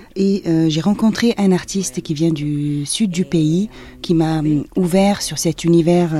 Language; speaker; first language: French; non-native, fluent; Arabic